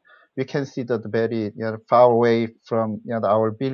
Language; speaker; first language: English; non-native, learner; Korean